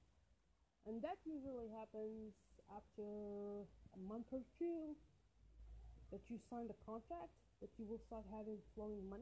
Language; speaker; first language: English; non-native, fluent; Arabic